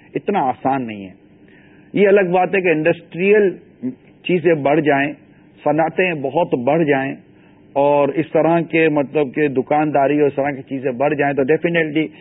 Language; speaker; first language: Urdu; native; Urdu